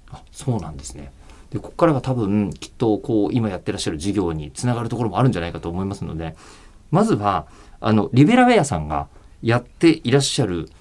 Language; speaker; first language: Japanese; native; Japanese